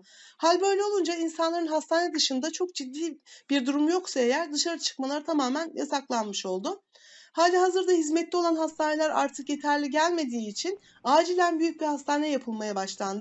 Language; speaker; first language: Turkish; native; Turkish